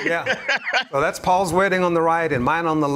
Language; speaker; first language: English; native; English